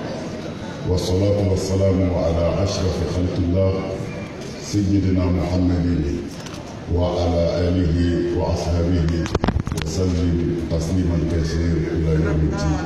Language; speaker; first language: Arabic; non-native, fluent; Bambara